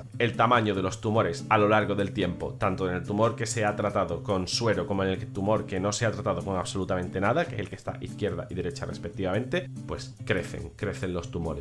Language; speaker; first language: Spanish; native; Spanish